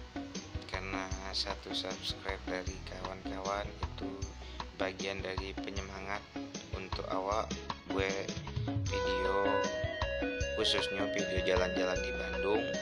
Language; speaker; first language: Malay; non-native, local second language; Minangkabau